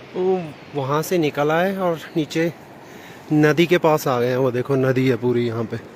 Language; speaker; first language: Hindi; non-native, local second language; Punjabi